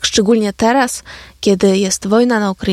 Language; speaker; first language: Polish; non-native, fluent; Ukrainian